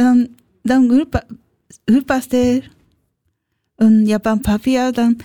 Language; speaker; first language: German; non-native, learner; Japanese